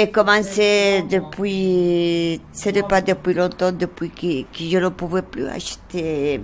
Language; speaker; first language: French; non-native, local second language; Arabic